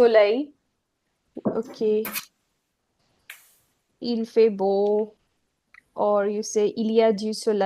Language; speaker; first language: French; non-native, fluent; Hindi